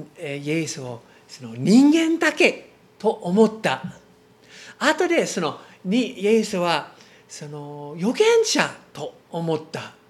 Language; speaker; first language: Japanese; non-native, learner; English